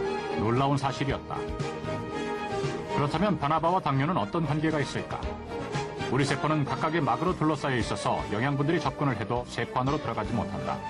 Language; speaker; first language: Korean; native; Korean